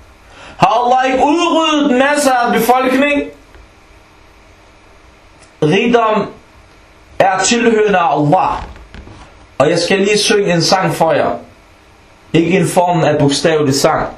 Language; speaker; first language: Danish; non-native, local second language; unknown